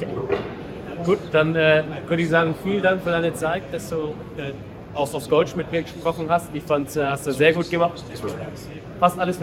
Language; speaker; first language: German; native; German